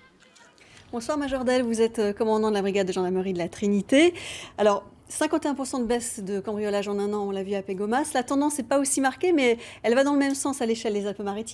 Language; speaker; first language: French; native; French